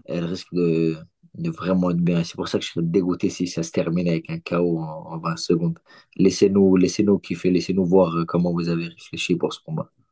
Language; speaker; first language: French; early bilingual, other home language; Chechen